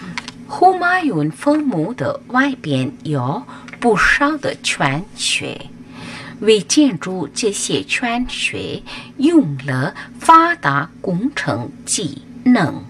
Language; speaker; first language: Chinese; non-native, fluent; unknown